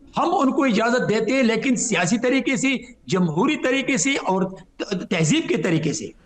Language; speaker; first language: Urdu; non-native, local second language; Pashto